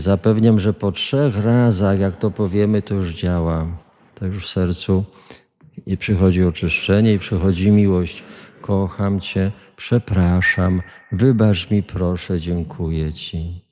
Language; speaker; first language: Polish; native; Polish